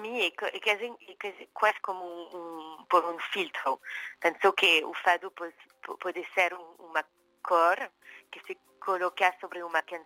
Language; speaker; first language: Portuguese; non-native, fluent; French